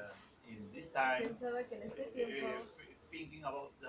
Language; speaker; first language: English; non-native, learner; Spanish